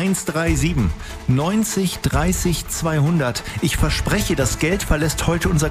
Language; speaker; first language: German; native; German